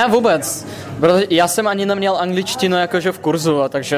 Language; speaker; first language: Czech; non-native, fluent; Russian